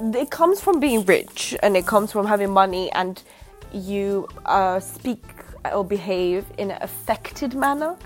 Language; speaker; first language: English; native; English